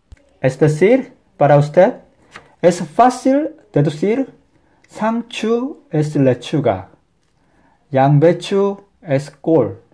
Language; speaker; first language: Spanish; non-native, fluent; Korean